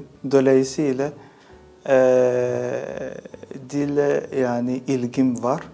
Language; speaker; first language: Turkish; non-native, fluent; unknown